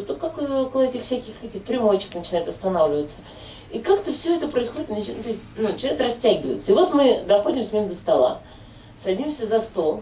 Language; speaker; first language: Russian; native; Russian